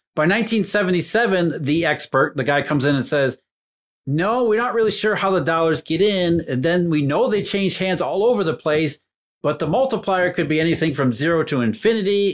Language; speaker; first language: English; native; English